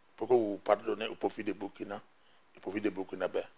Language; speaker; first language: French; non-native, local second language; Mossi